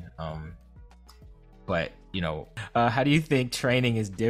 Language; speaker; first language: English; native; English